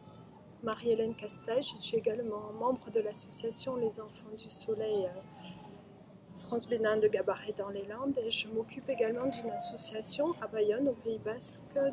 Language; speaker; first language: French; native; French